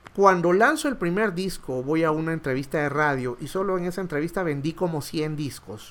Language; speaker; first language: Spanish; native; Spanish